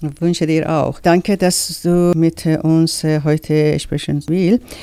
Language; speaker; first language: German; non-native, learner; Persian